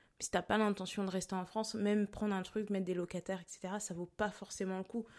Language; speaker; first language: French; early bilingual, other home language; Lingala